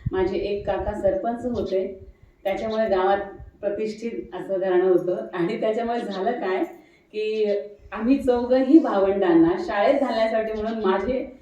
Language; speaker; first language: Marathi; non-native, local second language; Marwari